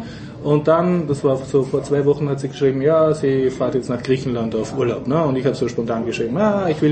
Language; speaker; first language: German; native; German